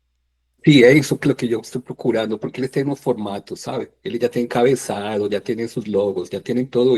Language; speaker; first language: Portuguese; non-native, fluent; Spanish